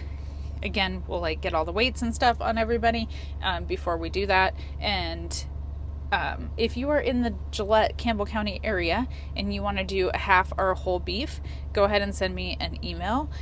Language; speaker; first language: English; native; English